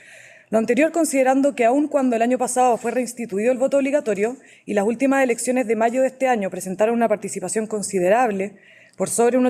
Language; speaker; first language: Spanish; native; Spanish